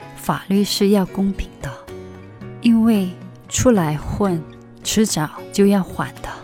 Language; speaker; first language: Chinese; non-native, fluent; Korean